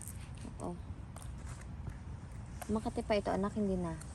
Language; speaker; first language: Filipino; non-native, local second language; Iloko